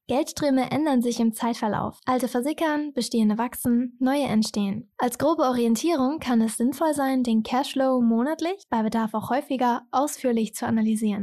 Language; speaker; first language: German; native; German